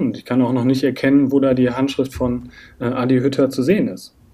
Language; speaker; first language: German; native; German